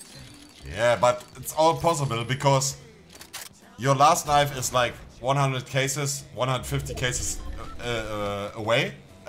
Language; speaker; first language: English; non-native, fluent; German